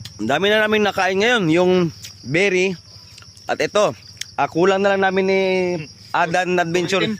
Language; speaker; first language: Filipino; non-native, local second language; Cebuano